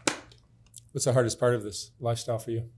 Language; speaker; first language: English; native; English